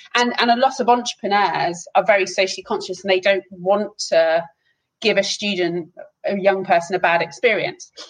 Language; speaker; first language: English; native; English